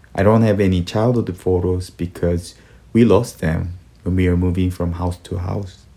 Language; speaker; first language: English; early bilingual, other home language; Korean